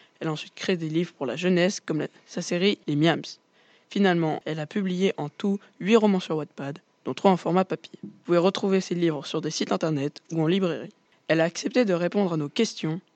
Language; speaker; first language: French; native; French